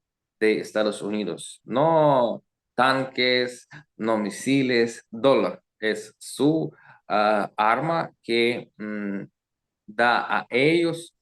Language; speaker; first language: Spanish; non-native, learner; Russian